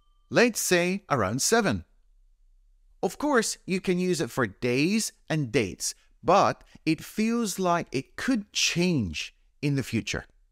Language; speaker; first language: English; native; English